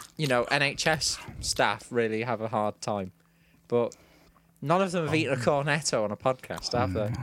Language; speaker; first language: English; native; English